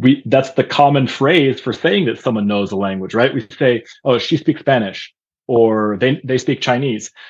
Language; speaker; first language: English; non-native, fluent; German